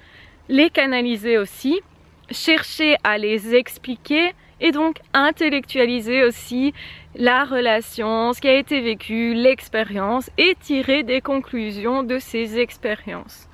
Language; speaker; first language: French; native; French